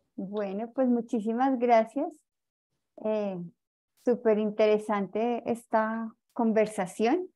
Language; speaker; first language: Spanish; native; Spanish